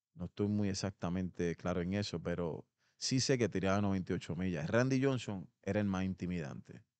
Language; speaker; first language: Spanish; native; Spanish